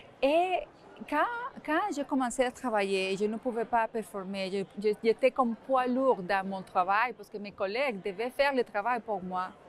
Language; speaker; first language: French; non-native, fluent; Spanish